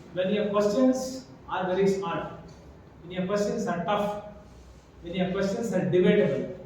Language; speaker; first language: English; non-native, local second language; Kannada